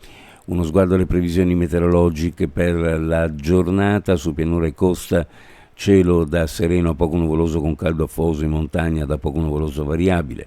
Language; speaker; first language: Italian; native; Italian